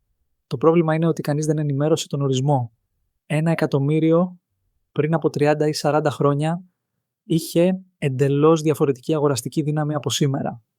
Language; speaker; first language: Greek; native; Greek